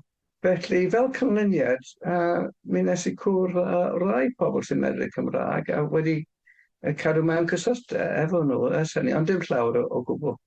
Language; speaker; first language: Welsh; non-native, fluent; English